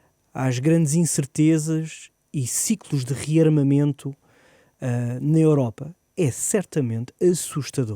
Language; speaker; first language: Portuguese; native; Portuguese